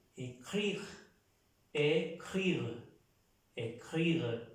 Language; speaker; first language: French; non-native, fluent; Spanish